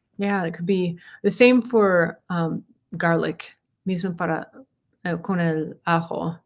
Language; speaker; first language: Spanish; non-native, learner; English